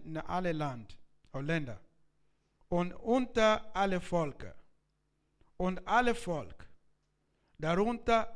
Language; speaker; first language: German; non-native, learner; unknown